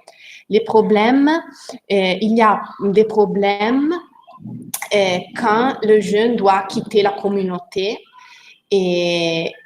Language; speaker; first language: French; non-native, learner; Italian